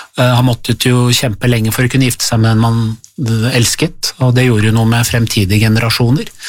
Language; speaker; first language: Norwegian; early bilingual, other home language; Persian